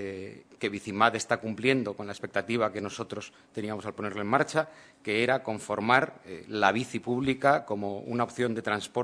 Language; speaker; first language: Spanish; native; Spanish